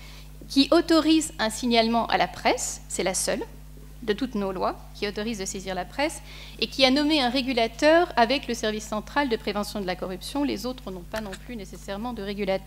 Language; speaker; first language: French; native; French